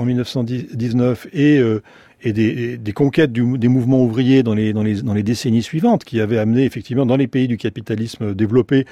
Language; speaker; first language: French; native; French